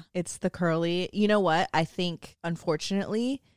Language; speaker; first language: English; native; English